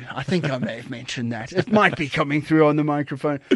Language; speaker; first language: English; native; English